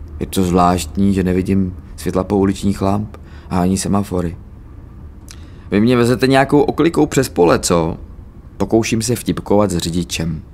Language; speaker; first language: Czech; native; Czech